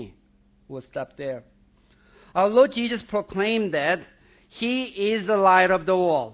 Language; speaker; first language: English; non-native, fluent; Korean